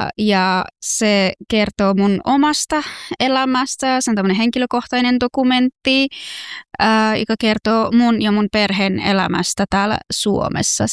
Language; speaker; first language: Finnish; non-native, fluent; Persian